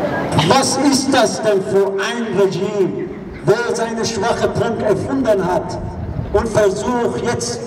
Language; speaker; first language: German; non-native, fluent; Persian